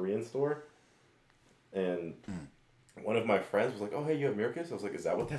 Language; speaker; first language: English; native; English